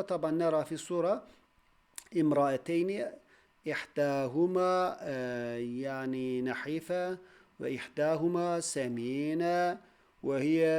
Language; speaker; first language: Arabic; non-native, fluent; Turkish